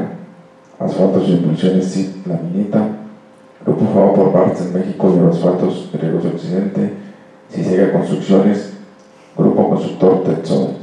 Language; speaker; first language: Spanish; native; Spanish